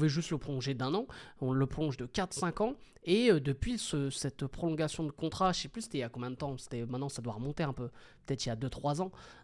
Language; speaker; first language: French; native; French